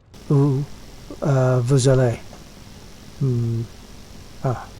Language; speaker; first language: French; non-native, learner; English